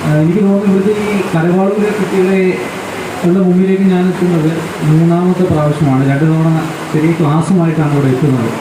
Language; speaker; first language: Malayalam; native; Malayalam